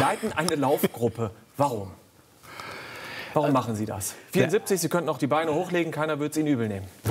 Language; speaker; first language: German; native; German